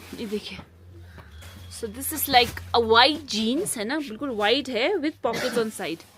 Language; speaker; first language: Hindi; non-native, local second language; Nepali